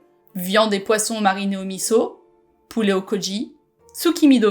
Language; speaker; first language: French; native; French